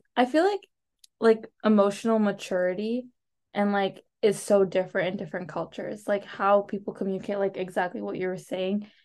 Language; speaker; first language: English; early bilingual, other home language; Telugu